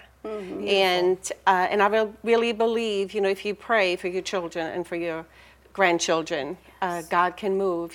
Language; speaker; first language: English; non-native, fluent; German